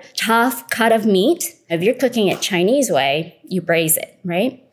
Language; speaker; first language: English; early bilingual, other home language; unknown